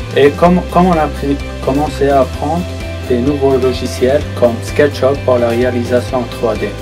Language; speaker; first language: French; non-native, local second language; Arabic